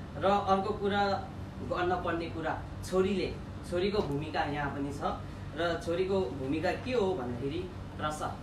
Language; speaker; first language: Nepali; non-native, local second language; Gurung